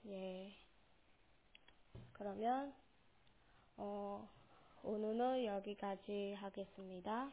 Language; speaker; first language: Korean; non-native, local second language; Burmese